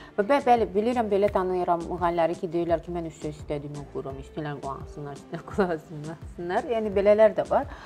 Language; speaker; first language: Azerbaijani; non-native, local second language; Russian